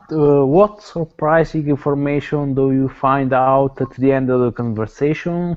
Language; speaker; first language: English; non-native, learner; Italian